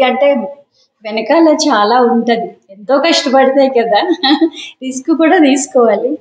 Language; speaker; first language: Telugu; native; Telugu